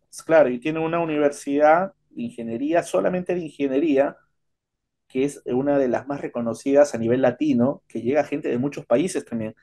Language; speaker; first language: Spanish; native; Spanish